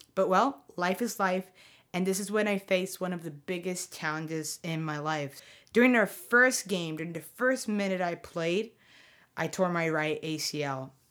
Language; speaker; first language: English; non-native, fluent; Spanish